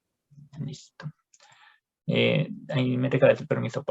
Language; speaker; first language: Spanish; native; Spanish